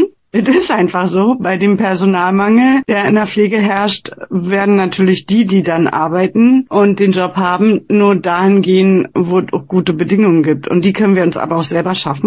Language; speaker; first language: German; native; German